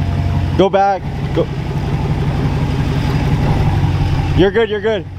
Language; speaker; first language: English; native; English